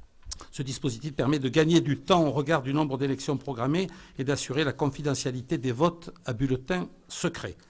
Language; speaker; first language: French; native; French